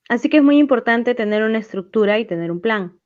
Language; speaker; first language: Spanish; native; Spanish